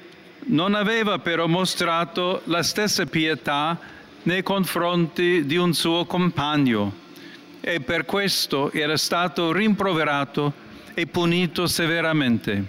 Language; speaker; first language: Italian; non-native, fluent; English